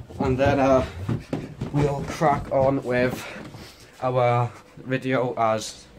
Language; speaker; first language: English; native; English